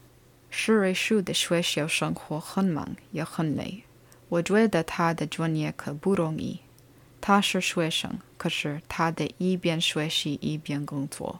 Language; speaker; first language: Chinese; non-native, learner; English